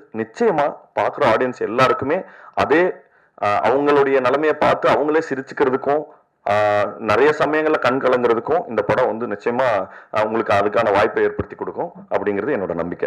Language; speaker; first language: Tamil; native; Tamil